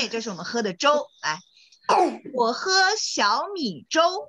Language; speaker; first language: Chinese; native; Chinese